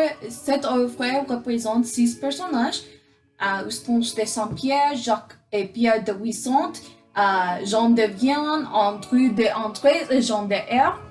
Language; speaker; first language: French; non-native, learner; English